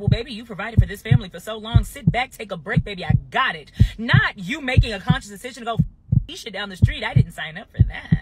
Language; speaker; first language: English; native; English